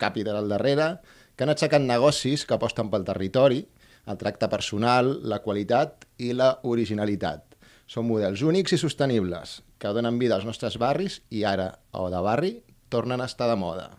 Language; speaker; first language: Catalan; native; Catalan